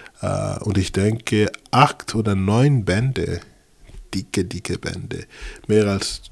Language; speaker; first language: German; non-native, fluent; French